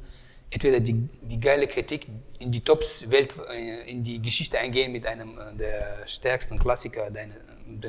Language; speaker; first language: German; native; German